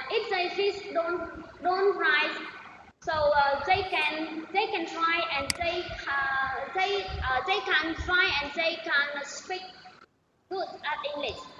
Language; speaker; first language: English; non-native, learner; Vietnamese